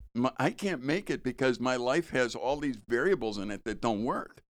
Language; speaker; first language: English; native; English